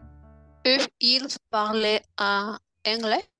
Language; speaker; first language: French; non-native, learner; Spanish